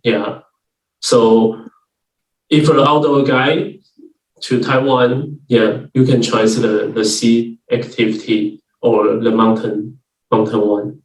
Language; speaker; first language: English; non-native, learner; Chinese